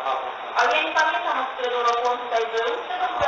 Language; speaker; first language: Polish; native; Polish